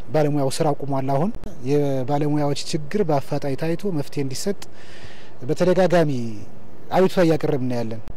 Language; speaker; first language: Amharic; native; Amharic